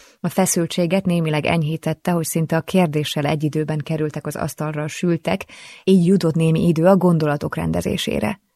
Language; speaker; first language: Hungarian; native; Hungarian